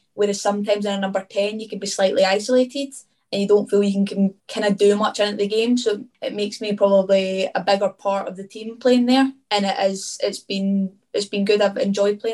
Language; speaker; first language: English; native; English